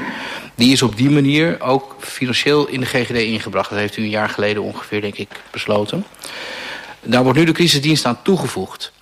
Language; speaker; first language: Dutch; native; Dutch